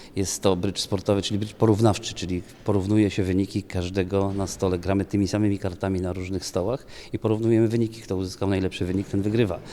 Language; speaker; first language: Polish; native; Polish